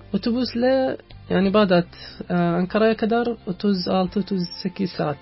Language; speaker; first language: Turkish; non-native, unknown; Arabic